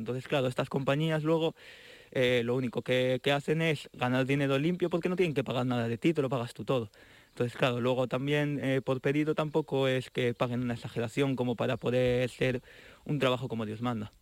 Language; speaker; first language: Spanish; native; Spanish